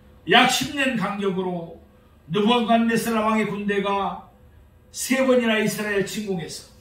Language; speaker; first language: Korean; native; Korean